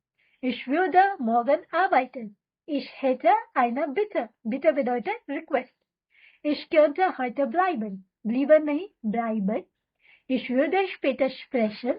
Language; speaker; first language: German; non-native, fluent; Hindi